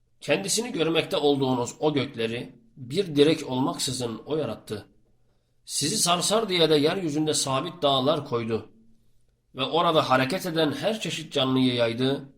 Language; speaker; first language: Turkish; native; Turkish